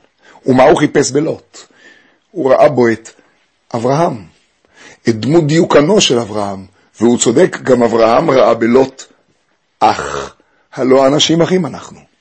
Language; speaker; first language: Hebrew; native; Hebrew